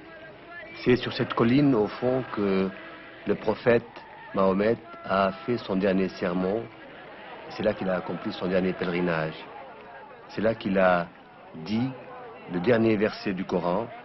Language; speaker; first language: French; non-native, local second language; Arabic